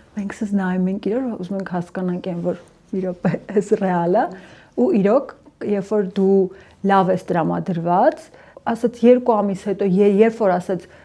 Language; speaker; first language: Armenian; early bilingual, heritage; Armenian